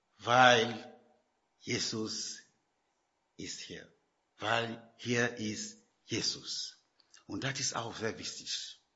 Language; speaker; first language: German; non-native, learner; French